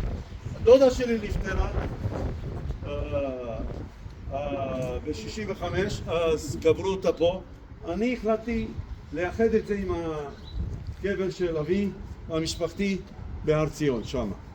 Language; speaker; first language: Hebrew; non-native, local second language; Armenian